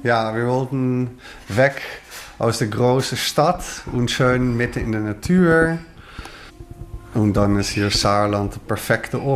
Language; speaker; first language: German; non-native, learner; Dutch